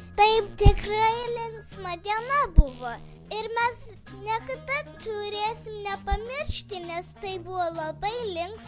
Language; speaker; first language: Lithuanian; early bilingual, heritage; Lithuanian